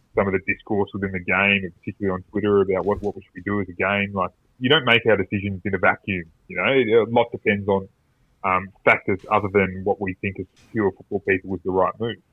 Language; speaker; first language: English; native; English